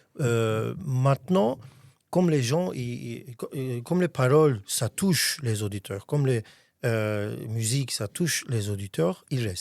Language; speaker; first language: French; non-native, fluent; Armenian